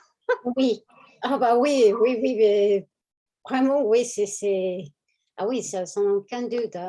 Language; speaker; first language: French; non-native, fluent; Spanish